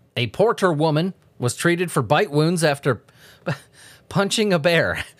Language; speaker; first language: English; native; English